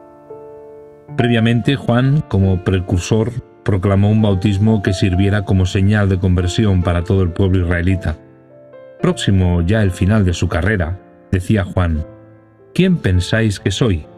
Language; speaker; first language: Spanish; native; Spanish